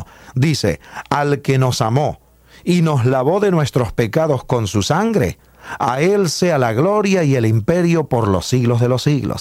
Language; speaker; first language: Spanish; native; Spanish